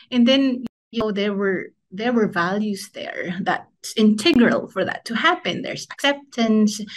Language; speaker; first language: English; non-native, local second language; Filipino